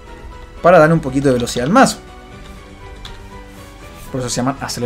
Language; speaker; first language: Spanish; native; Spanish